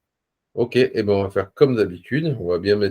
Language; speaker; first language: French; native; French